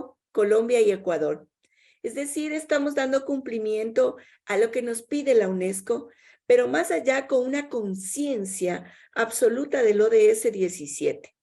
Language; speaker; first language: Spanish; native; Spanish